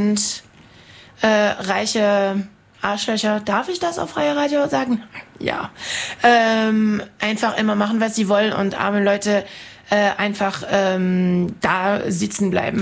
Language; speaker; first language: German; non-native, fluent; French